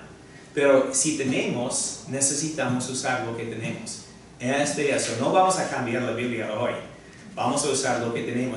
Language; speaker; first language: Spanish; non-native, fluent; English